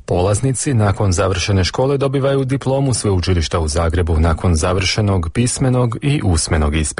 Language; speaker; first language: Croatian; native; Croatian